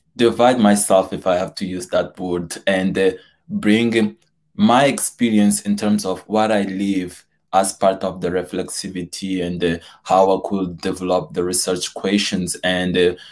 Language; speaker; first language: English; non-native, fluent; Portuguese